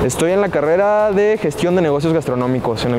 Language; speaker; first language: Spanish; native; Spanish